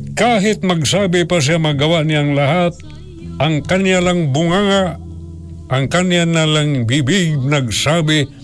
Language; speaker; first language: Filipino; non-native, local second language; Cebuano